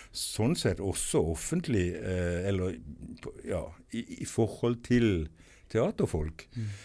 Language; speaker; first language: Norwegian; native; Norwegian